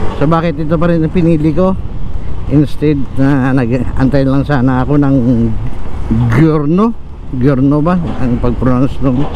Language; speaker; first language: Filipino; non-native, local second language; Cebuano